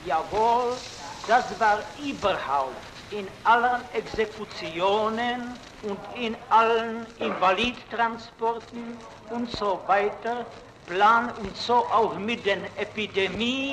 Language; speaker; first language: German; non-native, fluent; Czech